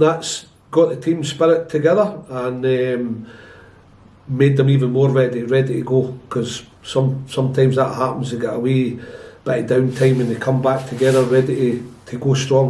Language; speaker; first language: English; native; English